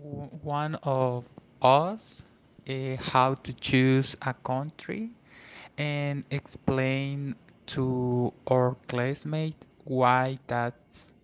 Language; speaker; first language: English; non-native, learner; Spanish